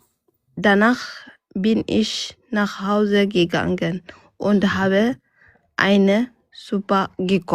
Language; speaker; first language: German; non-native, learner; Amharic